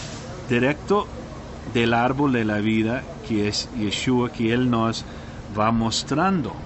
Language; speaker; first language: Spanish; non-native, learner; English